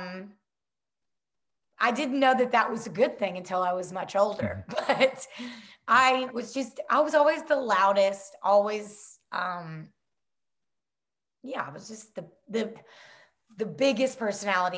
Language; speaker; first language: English; native; English